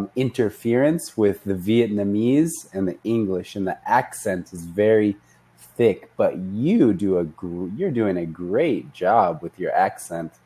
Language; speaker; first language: English; native; English